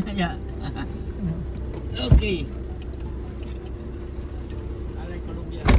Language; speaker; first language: English; non-native, learner; Indonesian